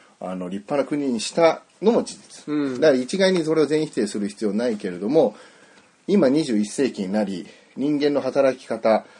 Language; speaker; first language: Japanese; native; Japanese